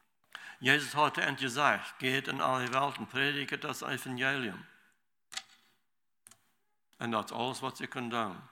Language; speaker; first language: German; non-native, learner; Low German